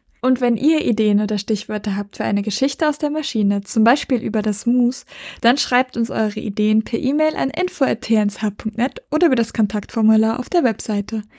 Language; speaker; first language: German; native; German